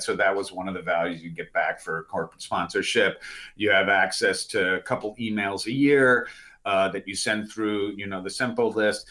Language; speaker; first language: English; native; English